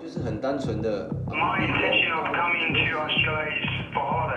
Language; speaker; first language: English; non-native, learner; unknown